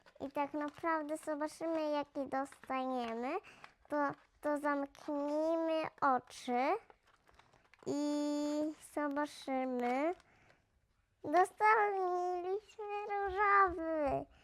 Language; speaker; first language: Polish; early bilingual, heritage; Polish